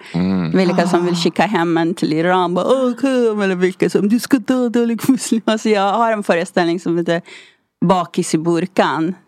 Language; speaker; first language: Swedish; non-native, fluent; Persian